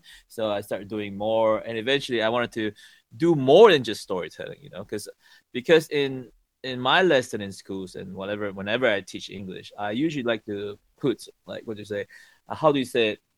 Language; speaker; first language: English; native; English